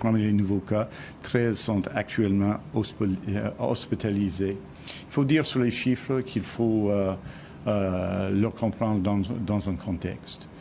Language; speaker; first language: French; non-native, fluent; English